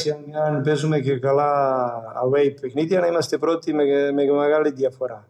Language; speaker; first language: Greek; non-native, learner; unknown